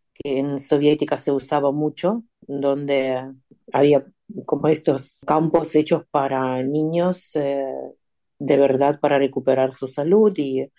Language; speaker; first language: Spanish; non-native, fluent; Ukrainian